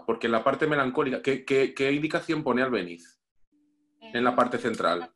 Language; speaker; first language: Spanish; native; Spanish